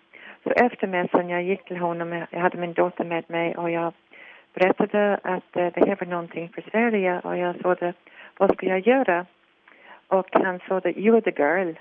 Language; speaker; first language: Swedish; non-native, fluent; English